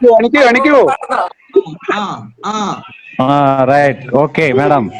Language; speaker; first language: Malayalam; non-native, local second language; Tamil